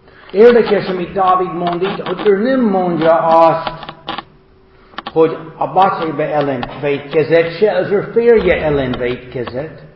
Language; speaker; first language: Hungarian; non-native, fluent; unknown